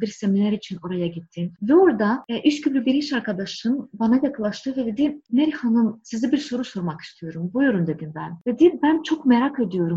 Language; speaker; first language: Turkish; non-native, fluent; Greek